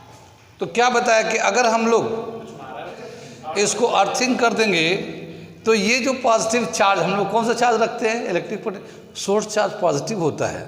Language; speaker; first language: Hindi; native; Hindi